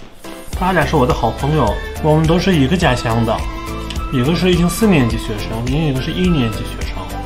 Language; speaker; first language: Chinese; non-native, fluent; Turkmen